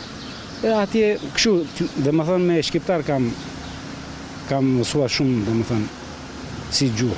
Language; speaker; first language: Albanian; non-native, learner; Arabic